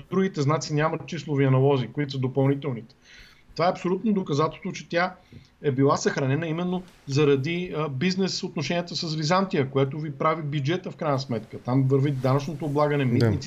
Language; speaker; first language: Bulgarian; native; Bulgarian